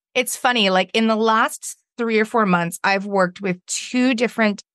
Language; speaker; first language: English; native; English